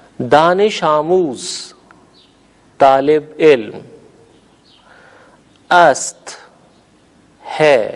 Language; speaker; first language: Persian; non-native, fluent; Urdu